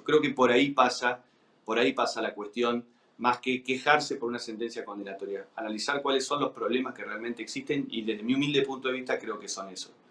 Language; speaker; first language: Spanish; native; Spanish